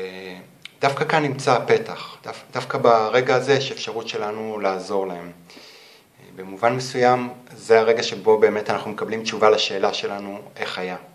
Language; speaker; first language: Hebrew; native; Hebrew